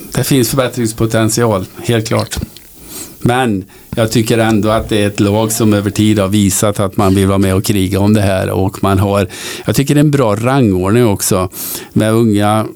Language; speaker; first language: Swedish; native; Swedish